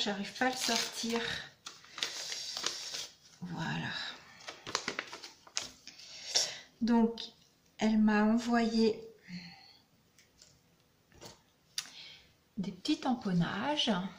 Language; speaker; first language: French; native; French